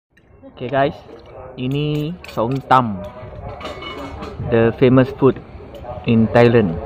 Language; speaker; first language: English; non-native, learner; Indonesian